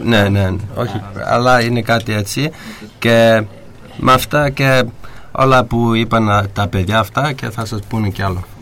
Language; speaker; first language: Greek; early bilingual, heritage; English